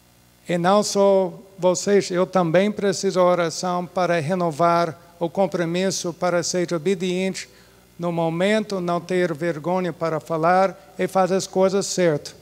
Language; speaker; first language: Portuguese; non-native, fluent; English